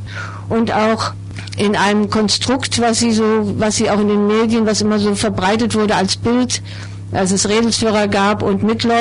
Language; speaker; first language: German; native; German